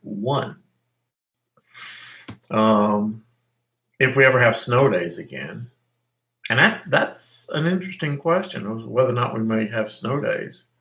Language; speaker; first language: English; native; English